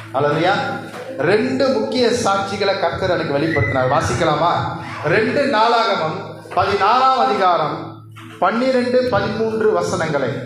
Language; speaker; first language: Tamil; non-native, local second language; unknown